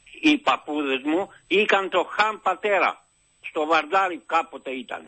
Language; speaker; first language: Greek; non-native, learner; Albanian